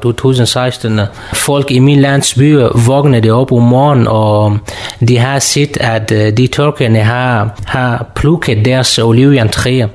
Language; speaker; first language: Danish; non-native, learner; Kurdish